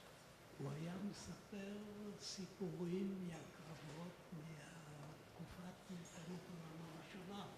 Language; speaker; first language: Hebrew; non-native, fluent; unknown